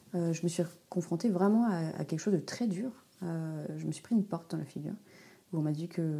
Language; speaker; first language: French; native; French